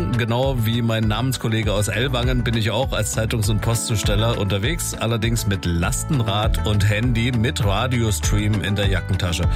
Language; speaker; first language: German; native; German